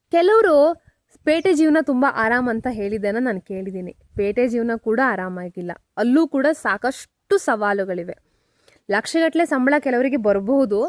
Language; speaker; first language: Kannada; native; Kannada